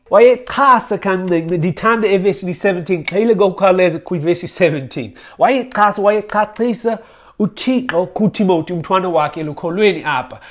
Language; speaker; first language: Xhosa; native; Xhosa